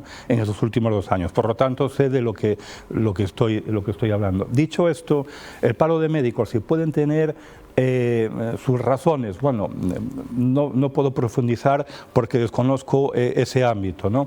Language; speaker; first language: Spanish; native; Spanish